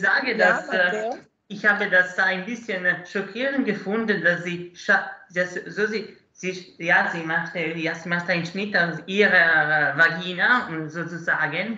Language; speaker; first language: German; non-native, learner; Italian